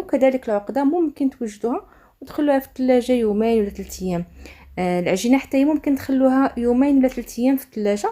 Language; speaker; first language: Arabic; native; Arabic